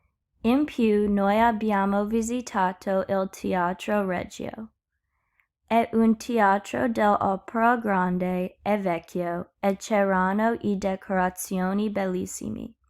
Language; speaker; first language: Italian; non-native, learner; English